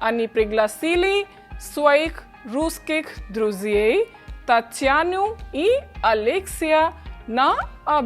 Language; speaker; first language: Russian; non-native, fluent; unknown